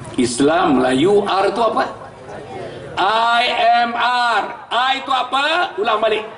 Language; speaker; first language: Malay; native; Malay